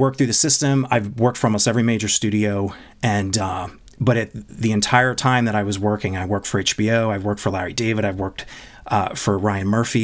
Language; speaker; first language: English; native; English